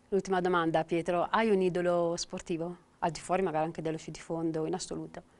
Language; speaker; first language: Italian; native; Italian